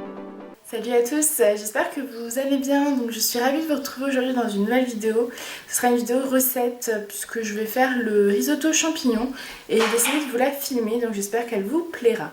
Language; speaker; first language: French; native; French